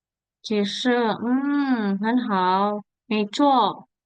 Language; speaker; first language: Chinese; non-native, fluent; Indonesian